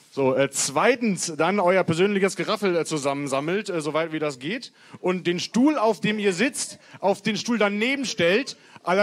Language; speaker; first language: German; native; German